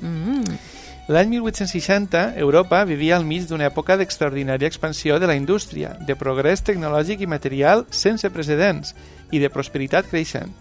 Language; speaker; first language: Catalan; native; Catalan